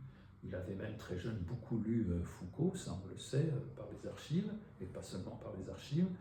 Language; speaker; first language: French; native; French